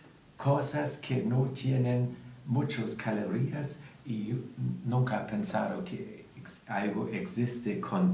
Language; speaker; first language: Spanish; non-native, learner; German